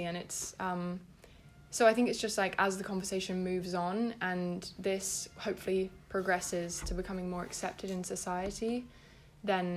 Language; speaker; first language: English; native; English